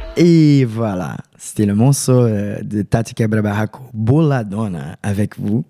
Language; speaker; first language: French; non-native, learner; Portuguese